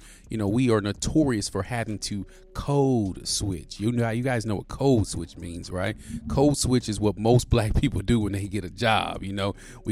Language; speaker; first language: English; native; English